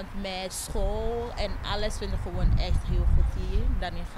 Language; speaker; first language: Dutch; non-native, fluent; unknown